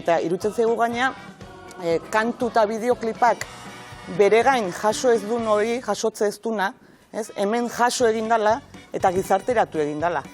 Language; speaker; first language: Basque; native; Basque